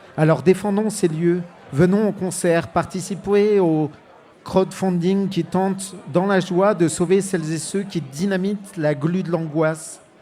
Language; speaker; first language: French; native; French